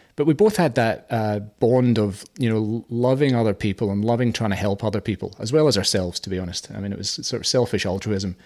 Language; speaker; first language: English; native; English